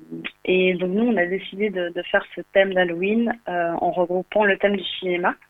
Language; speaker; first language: French; native; French